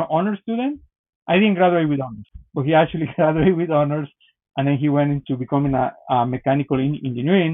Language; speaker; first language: English; non-native, fluent; Spanish